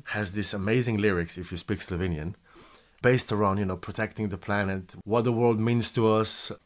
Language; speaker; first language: English; non-native, fluent; Slovenian